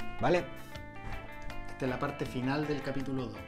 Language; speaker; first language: Spanish; native; Spanish